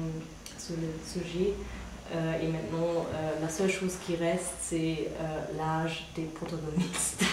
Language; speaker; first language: French; non-native, fluent; German